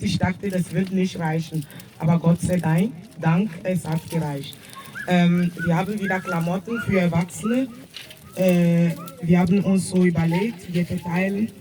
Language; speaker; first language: German; non-native, fluent; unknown